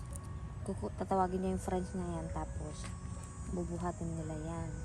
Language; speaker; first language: Filipino; non-native, local second language; Iloko